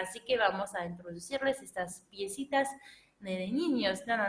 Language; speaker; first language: Spanish; non-native, fluent; French